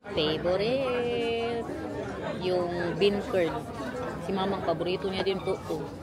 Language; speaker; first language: Filipino; non-native, local second language; Cebuano